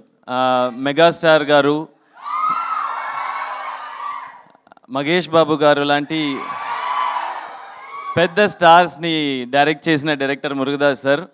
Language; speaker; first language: Telugu; non-native, learner; Tamil